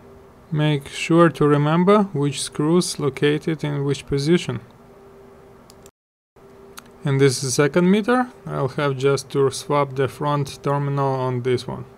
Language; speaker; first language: English; non-native, fluent; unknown